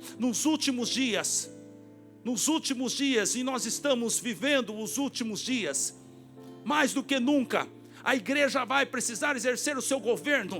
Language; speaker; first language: Portuguese; native; Portuguese